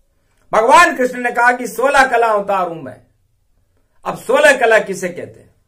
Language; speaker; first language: Hindi; native; Hindi